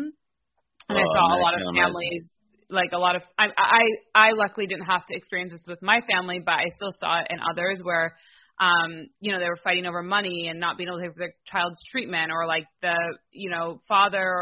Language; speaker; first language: English; native; English